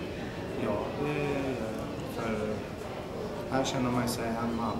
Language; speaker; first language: Swedish; early bilingual, other home language; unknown